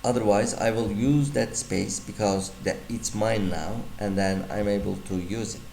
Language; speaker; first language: English; non-native, fluent; Turkish